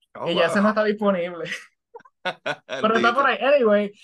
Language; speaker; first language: Spanish; native; Spanish